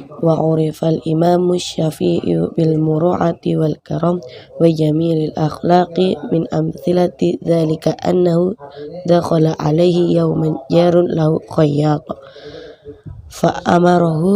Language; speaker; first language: Arabic; non-native, learner; Indonesian